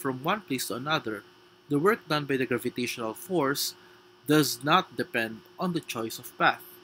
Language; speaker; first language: English; non-native, local second language; Filipino